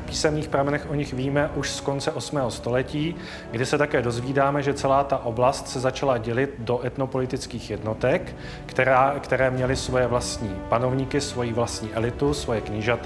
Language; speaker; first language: Czech; native; Czech